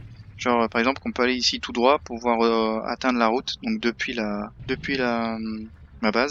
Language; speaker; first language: French; native; French